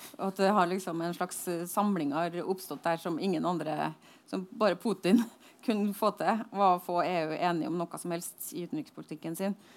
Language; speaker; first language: Norwegian; native; Norwegian